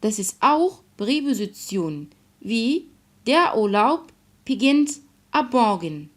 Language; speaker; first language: German; non-native, fluent; Arabic